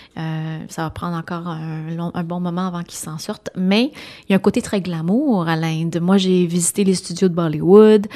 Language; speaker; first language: French; native; French